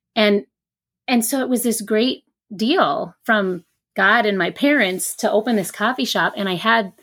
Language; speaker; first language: English; native; English